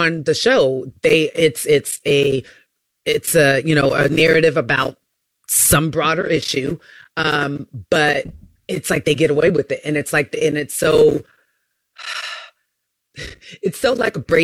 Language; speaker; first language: English; native; English